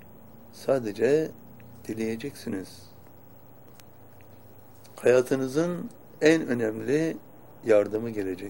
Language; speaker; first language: Turkish; native; Turkish